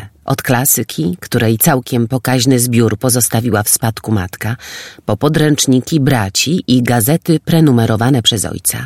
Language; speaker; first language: Polish; native; Polish